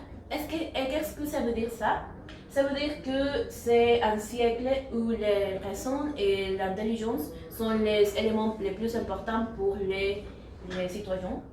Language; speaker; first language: French; non-native, learner; Spanish